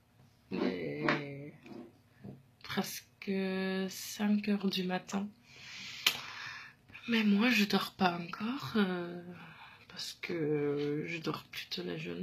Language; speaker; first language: French; non-native, fluent; English